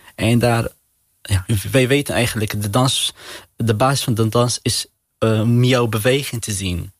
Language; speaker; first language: Dutch; non-native, learner; Arabic